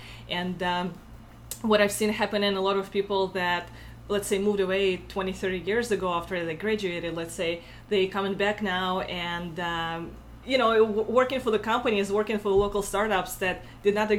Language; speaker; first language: English; non-native, fluent; Russian